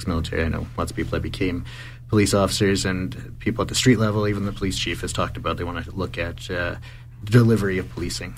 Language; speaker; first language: English; native; English